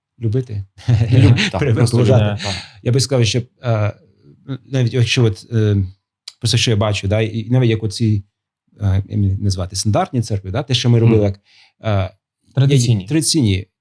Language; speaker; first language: Ukrainian; non-native, fluent; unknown